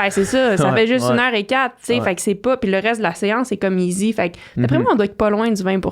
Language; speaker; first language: French; native; French